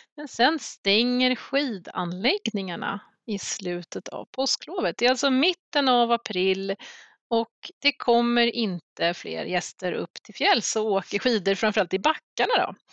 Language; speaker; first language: Swedish; native; Swedish